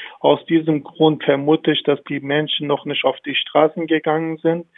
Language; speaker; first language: German; non-native, fluent; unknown